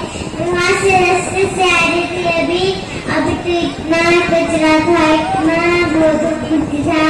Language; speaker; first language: Hindi; non-native, local second language; Nepali